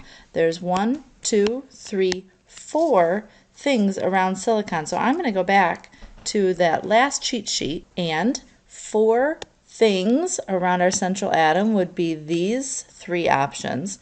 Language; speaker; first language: English; native; English